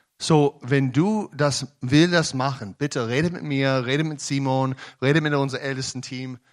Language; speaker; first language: German; non-native, learner; English